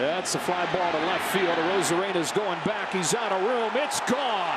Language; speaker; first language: English; native; English